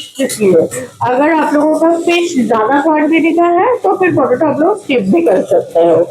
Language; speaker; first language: Hindi; non-native, local second language; Bangla